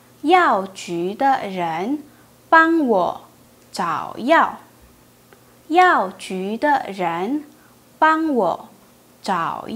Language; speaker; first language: Chinese; non-native, fluent; Indonesian